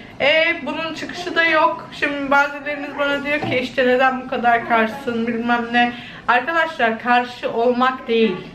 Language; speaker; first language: Turkish; early bilingual, heritage; Turkish